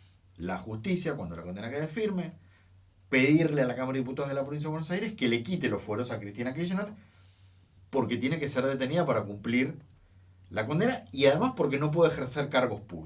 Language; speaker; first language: Spanish; native; Spanish